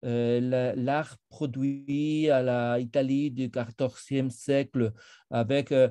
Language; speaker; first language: French; non-native, fluent; Spanish